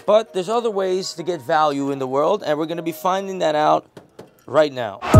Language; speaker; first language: English; early bilingual, other home language; Russian